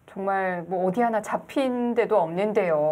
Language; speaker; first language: Korean; native; Korean